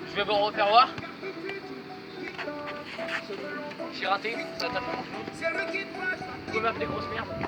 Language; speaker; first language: French; native; French